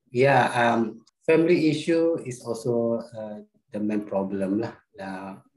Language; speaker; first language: English; non-native, local second language; Malay